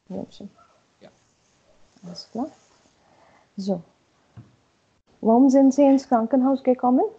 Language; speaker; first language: German; non-native, learner; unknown